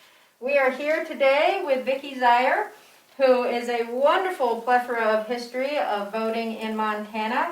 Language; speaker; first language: English; native; English